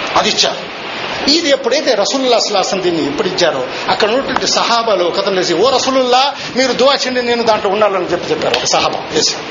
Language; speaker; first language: Telugu; non-native, local second language; Urdu